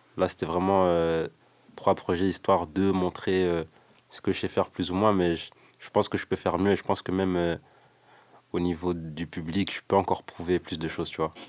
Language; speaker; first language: French; early bilingual, other home language; Lingala